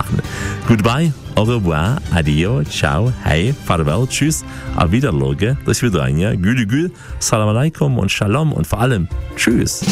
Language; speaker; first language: German; native; German